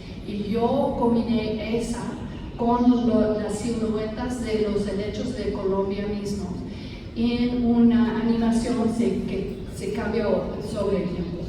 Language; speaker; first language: Spanish; non-native, fluent; English